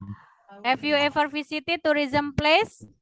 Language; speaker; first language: English; non-native, learner; Indonesian